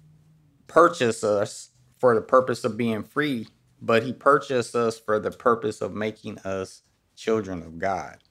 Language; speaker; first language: English; native; English